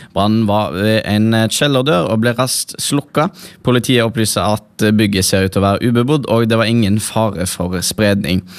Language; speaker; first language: Norwegian; native; Norwegian